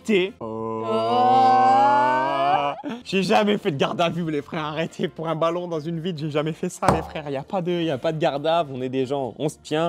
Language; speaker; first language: French; native; French